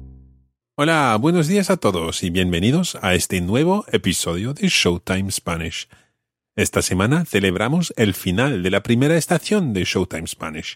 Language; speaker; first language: Spanish; non-native, fluent; English